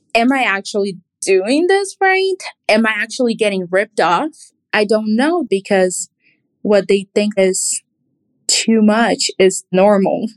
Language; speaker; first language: English; non-native, fluent; Portuguese